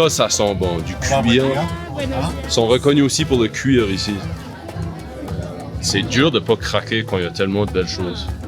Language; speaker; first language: French; native; French